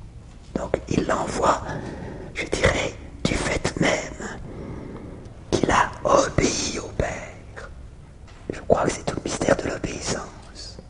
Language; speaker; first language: French; native; French